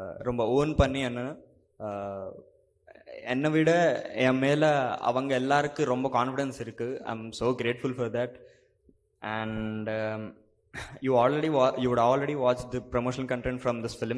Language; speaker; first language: Tamil; non-native, learner; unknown